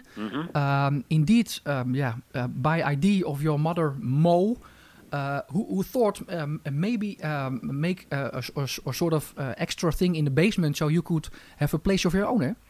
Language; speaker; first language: English; non-native, fluent; Dutch